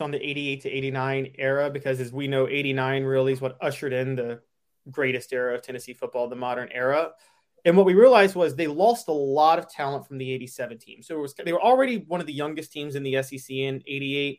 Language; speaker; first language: English; native; English